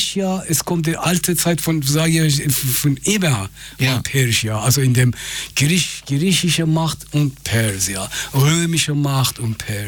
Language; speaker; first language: German; non-native, fluent; Persian